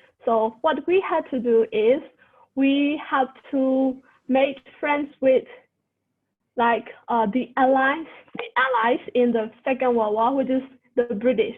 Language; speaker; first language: English; non-native, fluent; Burmese